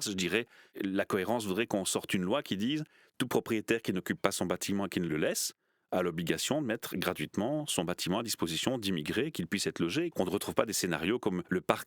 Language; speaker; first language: French; native; French